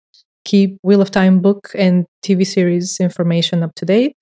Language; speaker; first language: English; non-native, fluent; Bulgarian